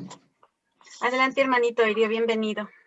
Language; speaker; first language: Spanish; native; Spanish